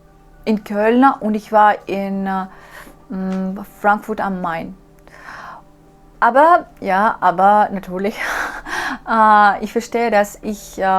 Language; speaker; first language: German; non-native, learner; Russian